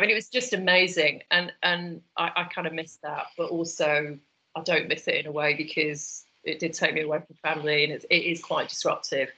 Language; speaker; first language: English; native; English